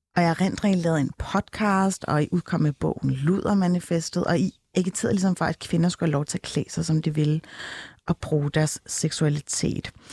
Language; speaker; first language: Danish; early bilingual, other home language; Turkish